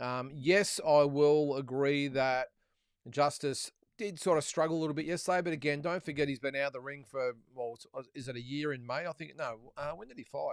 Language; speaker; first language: English; native; English